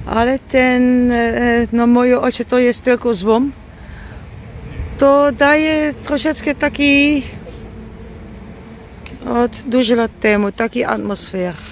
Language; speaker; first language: Polish; non-native, learner; Dutch